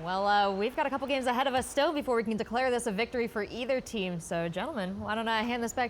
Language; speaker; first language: English; native; English